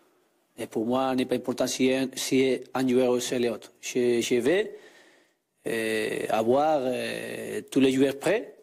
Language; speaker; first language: French; non-native, learner; Spanish